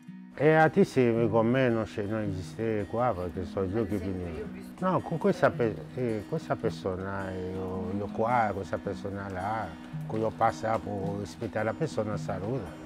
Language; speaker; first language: Italian; non-native, learner; Haitian Creole